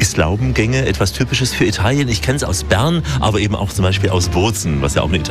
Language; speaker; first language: German; native; German